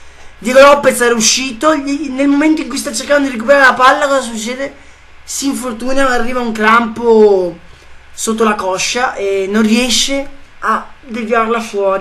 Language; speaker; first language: Italian; native; Italian